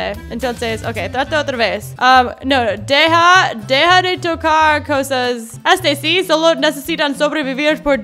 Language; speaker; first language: Spanish; non-native, learner; English